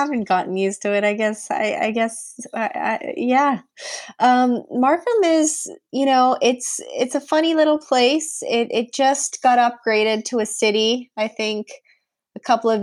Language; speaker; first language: English; non-native, fluent; Punjabi